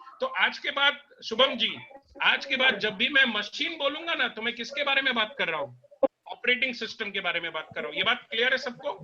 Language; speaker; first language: Hindi; native; Hindi